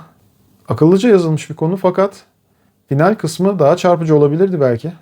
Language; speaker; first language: Turkish; native; Turkish